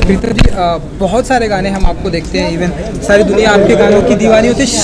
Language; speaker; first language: Hindi; native; Hindi